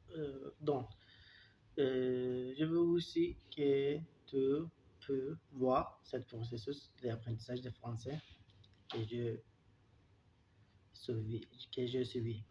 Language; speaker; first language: French; non-native, learner; Turkish